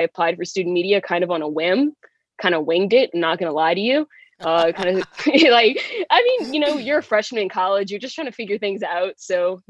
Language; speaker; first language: English; native; English